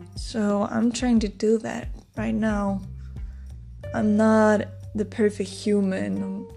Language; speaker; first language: English; non-native, fluent; Icelandic